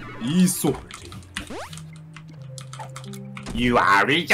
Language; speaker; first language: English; non-native, learner; Korean